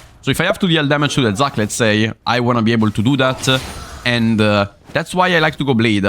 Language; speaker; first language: English; non-native, fluent; Italian